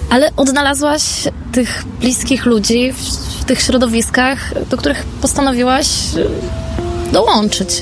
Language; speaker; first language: Polish; native; Polish